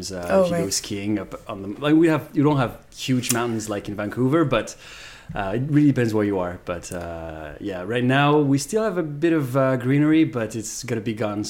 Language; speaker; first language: English; non-native, fluent; Japanese